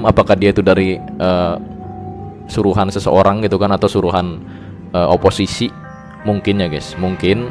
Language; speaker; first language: Indonesian; native; Indonesian